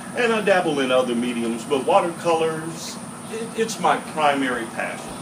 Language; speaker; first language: English; native; English